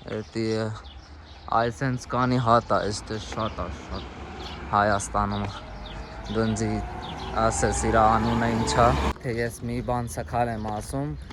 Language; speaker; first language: Armenian; non-native, learner; Hindi